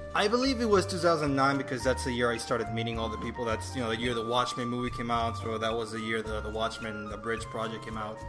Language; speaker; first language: English; non-native, fluent; Spanish